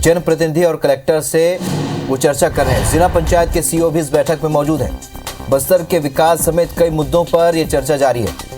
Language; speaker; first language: Hindi; native; Hindi